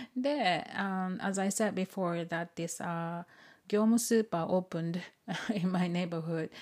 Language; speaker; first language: English; non-native, fluent; Japanese